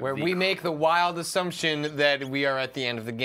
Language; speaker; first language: English; native; English